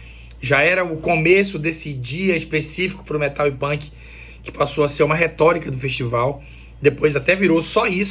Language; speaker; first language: Portuguese; native; Portuguese